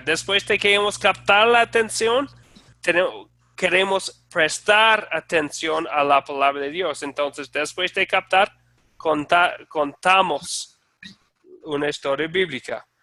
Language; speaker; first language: Spanish; non-native, fluent; English